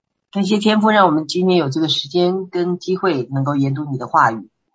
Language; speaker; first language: Chinese; native; Chinese